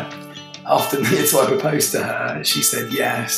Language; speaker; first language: English; native; English